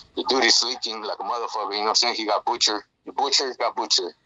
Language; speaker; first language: English; native; English